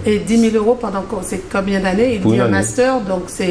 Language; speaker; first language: French; native; French